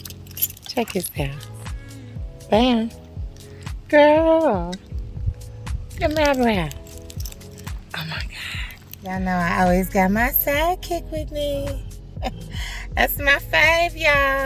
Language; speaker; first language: English; native; English